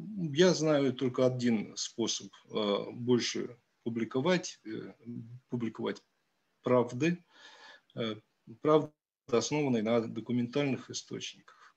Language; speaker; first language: Russian; native; Russian